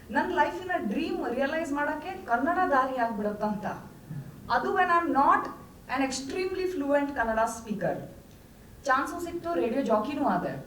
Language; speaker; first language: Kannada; non-native, local second language; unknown